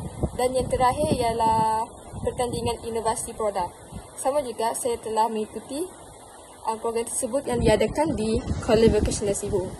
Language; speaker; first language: Malay; native; Malay